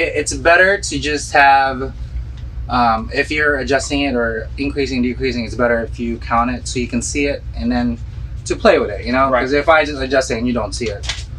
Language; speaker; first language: English; early bilingual, other home language; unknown